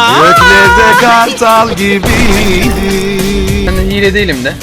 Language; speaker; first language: Turkish; native; Turkish